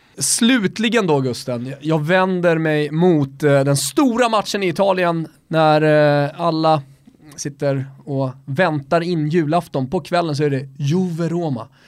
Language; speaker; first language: Swedish; native; Swedish